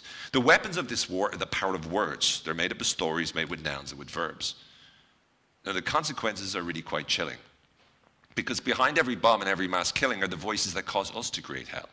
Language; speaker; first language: English; native; English